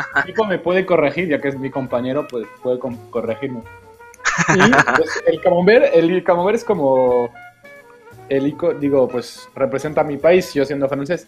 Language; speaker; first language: Spanish; non-native, fluent; French